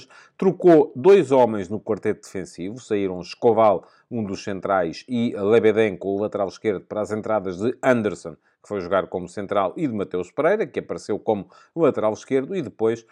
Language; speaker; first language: Portuguese; native; Portuguese